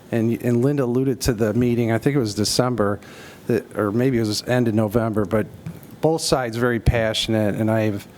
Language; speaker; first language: English; native; English